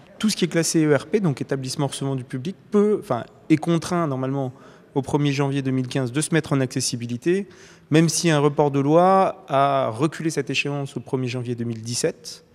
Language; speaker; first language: French; native; French